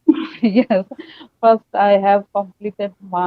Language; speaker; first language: English; non-native, learner; Bangla